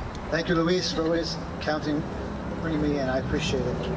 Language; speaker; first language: English; native; English